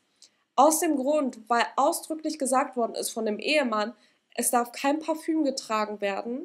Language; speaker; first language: German; native; German